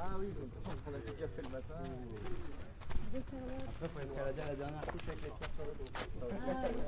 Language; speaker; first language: French; non-native, learner; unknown